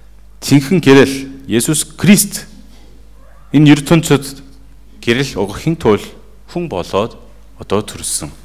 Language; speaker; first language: Mongolian; non-native, fluent; Korean